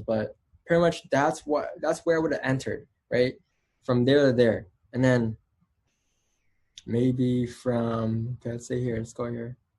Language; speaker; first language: English; native; English